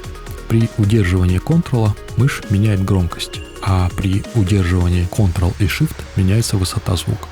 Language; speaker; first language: Russian; native; Russian